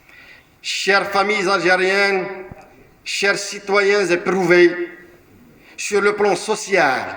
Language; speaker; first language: French; non-native, local second language; Kabyle